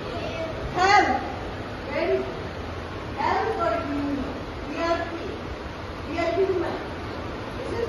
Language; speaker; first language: English; non-native, local second language; Bangla